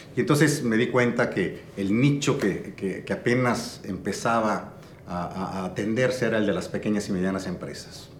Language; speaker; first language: Spanish; native; Spanish